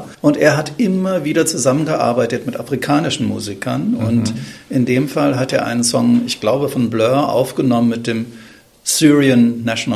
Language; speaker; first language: German; native; German